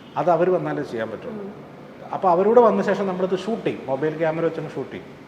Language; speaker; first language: Malayalam; native; Malayalam